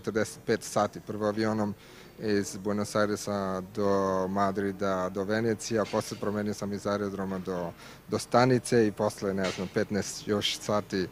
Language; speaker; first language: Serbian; non-native, learner; Italian